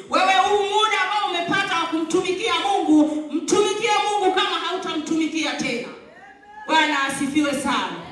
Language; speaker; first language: Swahili; native; Swahili